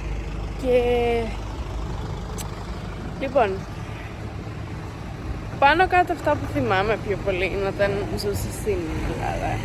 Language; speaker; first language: Greek; early bilingual, heritage; Greek